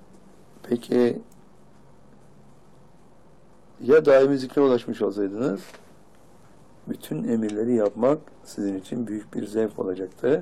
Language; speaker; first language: Turkish; native; Turkish